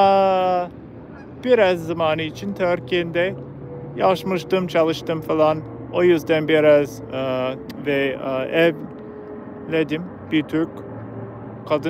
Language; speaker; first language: Turkish; non-native, learner; English